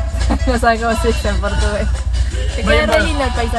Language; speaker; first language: Spanish; native; Spanish